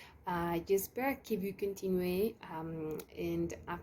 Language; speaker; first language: French; non-native, learner; Spanish